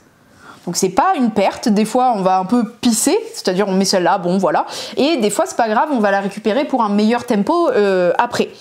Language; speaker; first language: French; native; French